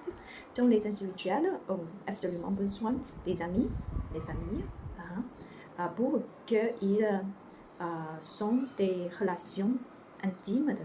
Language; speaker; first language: French; non-native, learner; Chinese